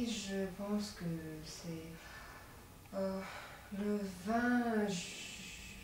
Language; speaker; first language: French; non-native, learner; Latvian